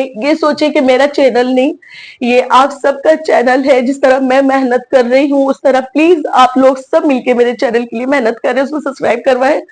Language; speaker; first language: Urdu; native; Urdu